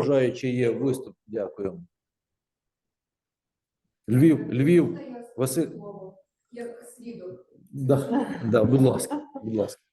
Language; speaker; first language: Ukrainian; native; Ukrainian